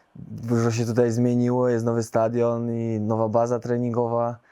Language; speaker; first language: Polish; native; Polish